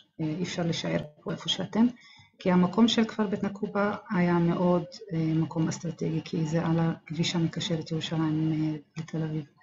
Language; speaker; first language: Hebrew; non-native, local second language; Arabic